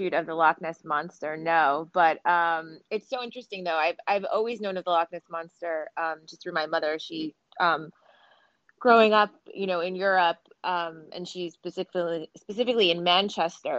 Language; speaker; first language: English; native; English